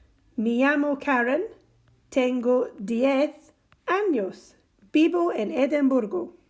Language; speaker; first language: Spanish; non-native, learner; English